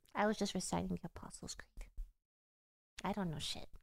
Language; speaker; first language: English; early bilingual, other home language; Korean